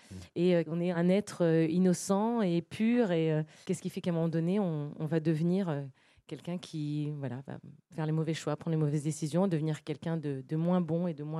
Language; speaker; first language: French; native; French